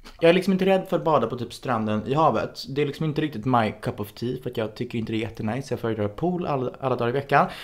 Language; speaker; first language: Swedish; native; Swedish